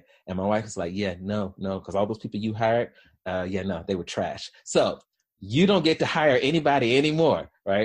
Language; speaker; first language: English; native; English